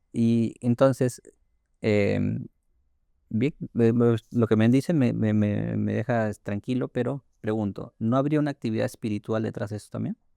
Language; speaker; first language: Spanish; native; Spanish